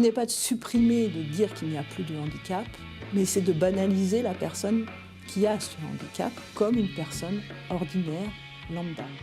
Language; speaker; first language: French; native; French